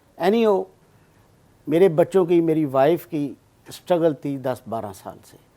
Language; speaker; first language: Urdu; non-native, local second language; Punjabi